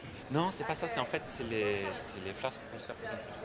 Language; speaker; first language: French; native; French